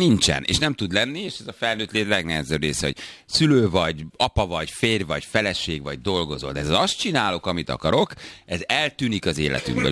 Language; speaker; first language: Hungarian; native; Hungarian